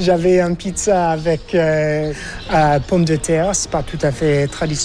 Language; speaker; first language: French; non-native, fluent; English